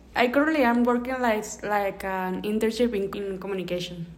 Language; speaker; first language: English; non-native, learner; Spanish